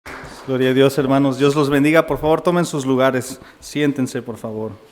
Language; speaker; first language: Spanish; native; Spanish